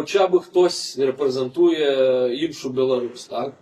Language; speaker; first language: Ukrainian; non-native, fluent; Lithuanian